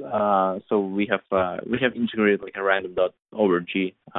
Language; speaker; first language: English; non-native, fluent; Lithuanian